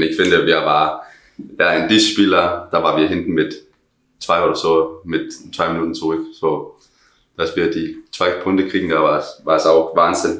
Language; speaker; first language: German; non-native, learner; Danish